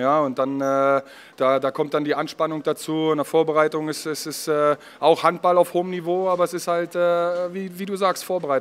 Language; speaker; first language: German; native; German